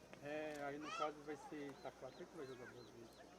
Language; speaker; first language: Portuguese; native; Portuguese